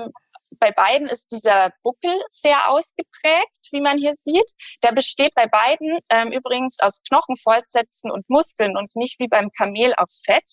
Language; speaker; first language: German; native; German